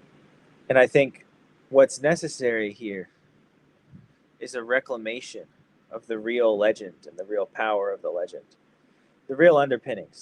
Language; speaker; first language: English; native; English